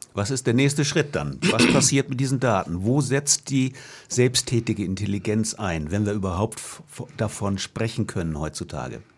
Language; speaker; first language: German; native; German